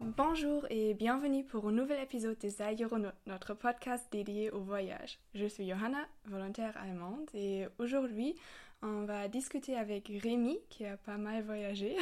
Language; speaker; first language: French; non-native, fluent; German